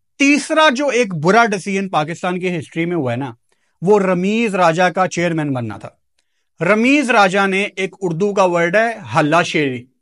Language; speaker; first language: Urdu; non-native, local second language; Punjabi